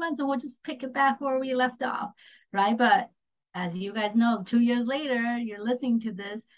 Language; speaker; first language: English; early bilingual, other home language; Chinese